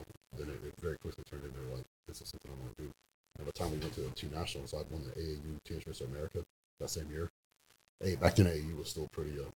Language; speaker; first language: English; native; English